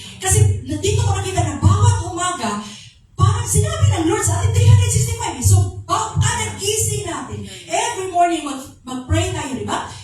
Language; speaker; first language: Filipino; non-native, local second language; Cebuano